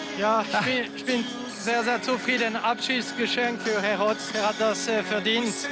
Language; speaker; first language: German; non-native, local second language; French